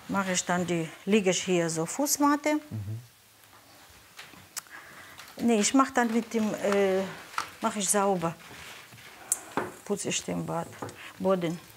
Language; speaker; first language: German; non-native, learner; Russian